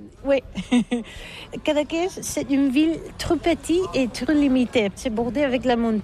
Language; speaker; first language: French; non-native, learner; Catalan